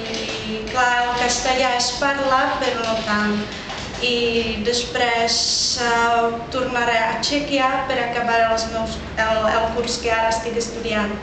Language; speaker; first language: Catalan; non-native, fluent; Czech